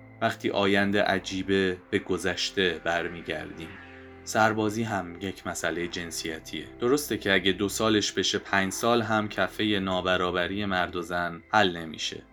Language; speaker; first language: Persian; native; Persian